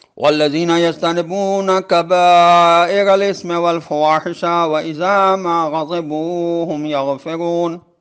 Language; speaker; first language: Arabic; non-native, fluent; Urdu